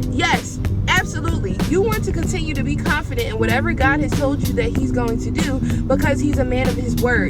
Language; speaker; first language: English; native; English